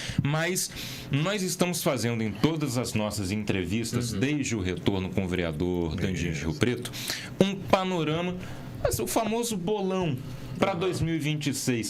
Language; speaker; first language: Portuguese; native; Portuguese